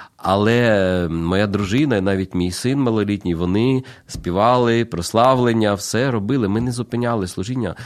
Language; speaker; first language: Ukrainian; native; Ukrainian